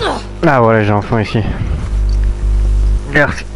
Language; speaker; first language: French; native; French